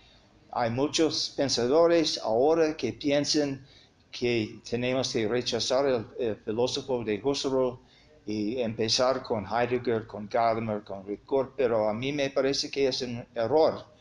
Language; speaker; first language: Spanish; non-native, fluent; English